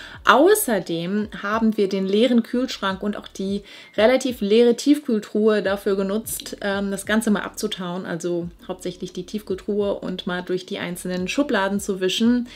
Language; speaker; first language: German; native; German